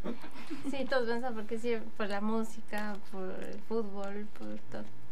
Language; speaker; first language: Portuguese; non-native, learner; Spanish